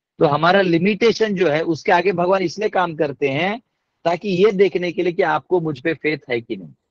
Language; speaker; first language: Hindi; non-native, local second language; Marathi